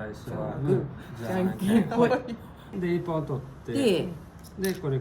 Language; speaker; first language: Japanese; non-native, fluent; French